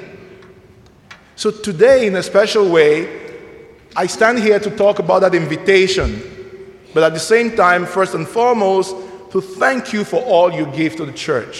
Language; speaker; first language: English; non-native, local second language; Igbo